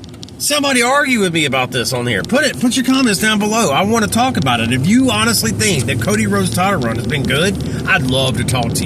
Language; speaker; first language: English; native; English